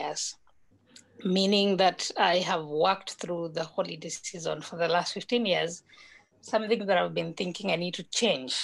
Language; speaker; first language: English; non-native, local second language; Kikuyu